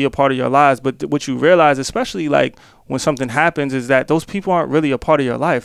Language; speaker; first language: English; native; English